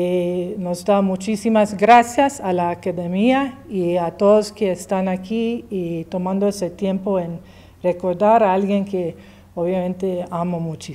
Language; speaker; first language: Spanish; early bilingual, heritage; English